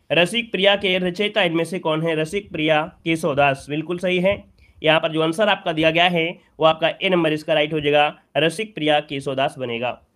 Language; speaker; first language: Hindi; native; Hindi